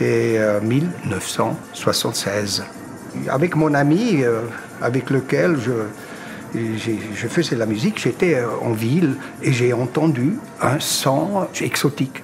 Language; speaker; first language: French; non-native, local second language; German